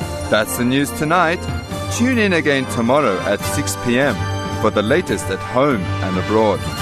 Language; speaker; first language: English; native; English